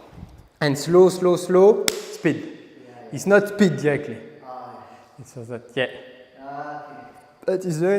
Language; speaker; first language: English; non-native, learner; French